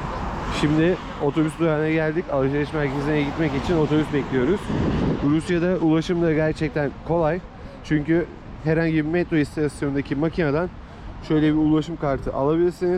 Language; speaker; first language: Turkish; native; Turkish